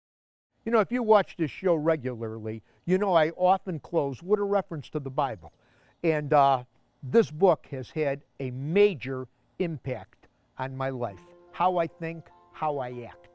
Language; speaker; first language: English; native; English